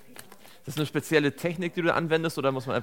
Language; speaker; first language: German; native; German